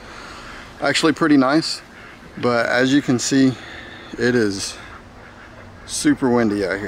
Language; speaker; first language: English; native; English